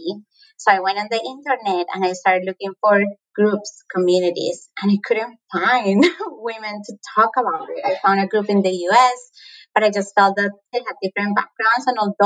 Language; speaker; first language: English; non-native, fluent; Spanish